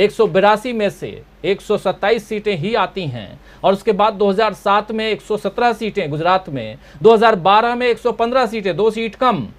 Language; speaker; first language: Hindi; native; Hindi